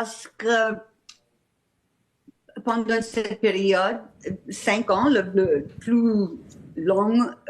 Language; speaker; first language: French; non-native, fluent; English